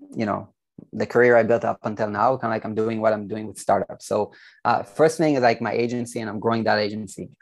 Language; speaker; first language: English; non-native, fluent; Hebrew